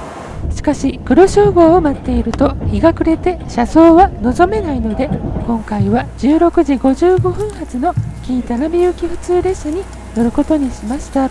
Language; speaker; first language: Japanese; native; Japanese